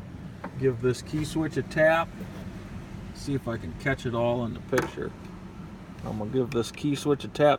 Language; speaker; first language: English; native; English